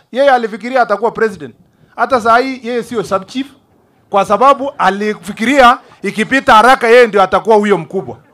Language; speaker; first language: Swahili; non-native, local second language; Kalenjin